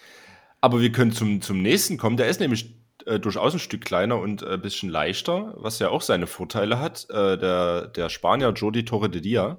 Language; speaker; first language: German; native; German